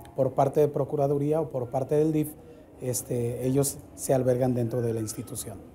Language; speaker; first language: Spanish; native; Spanish